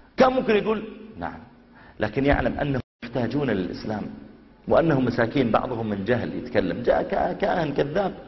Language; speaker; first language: Arabic; native; Arabic